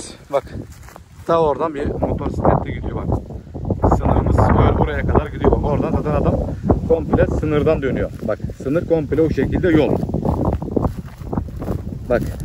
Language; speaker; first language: Turkish; native; Turkish